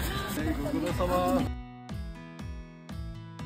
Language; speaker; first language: Japanese; native; Japanese